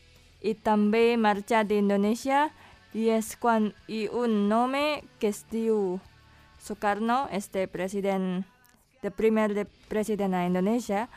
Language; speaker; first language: Catalan; non-native, learner; Indonesian